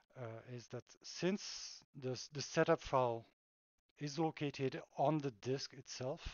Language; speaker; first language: English; non-native, fluent; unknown